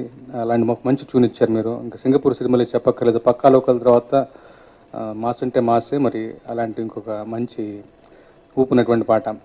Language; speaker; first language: Telugu; native; Telugu